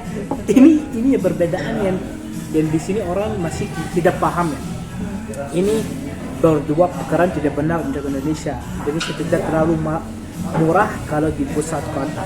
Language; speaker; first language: Indonesian; non-native, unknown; Arabic